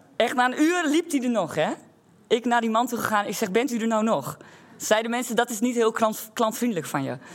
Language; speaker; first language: Dutch; native; Dutch